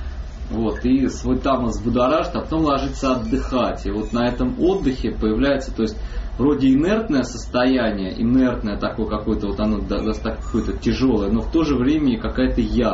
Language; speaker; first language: Russian; native; Russian